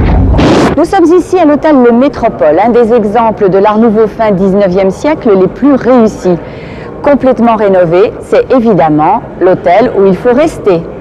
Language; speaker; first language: French; native; French